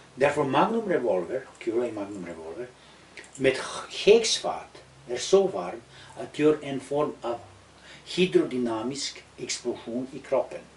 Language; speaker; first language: Swedish; non-native, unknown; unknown